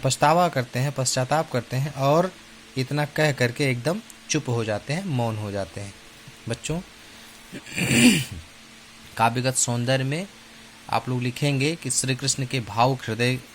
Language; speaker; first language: Hindi; native; Hindi